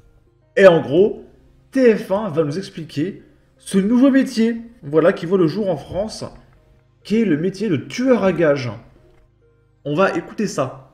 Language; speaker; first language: French; native; French